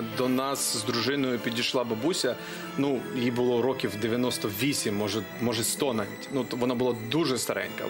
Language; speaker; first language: Ukrainian; non-native, local second language; Russian